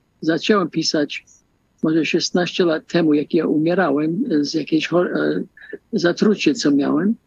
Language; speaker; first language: Polish; early bilingual, heritage; Polish